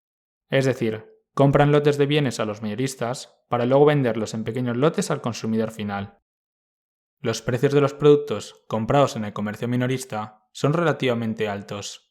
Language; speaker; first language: Spanish; native; Spanish